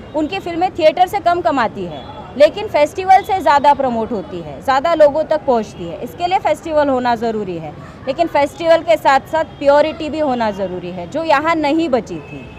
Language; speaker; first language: Hindi; non-native, local second language; Marathi